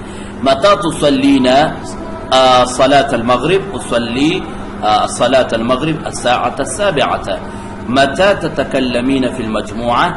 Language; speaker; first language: Arabic; non-native, fluent; Urdu